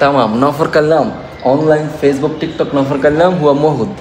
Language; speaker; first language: Arabic; non-native, learner; Bangla